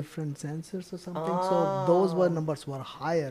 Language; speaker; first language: English; non-native, local second language; Hindi